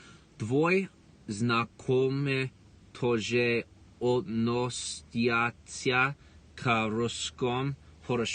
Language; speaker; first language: Russian; non-native, learner; English